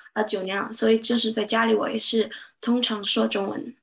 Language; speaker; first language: Chinese; early bilingual, heritage; Chinese